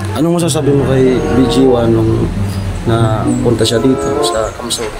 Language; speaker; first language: Filipino; non-native, local second language; Bikol